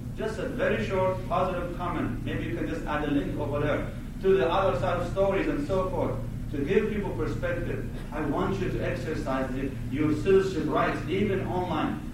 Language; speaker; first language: English; non-native, fluent; Arabic